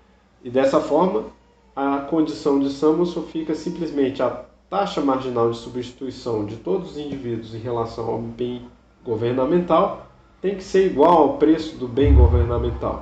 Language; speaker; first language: Portuguese; native; Portuguese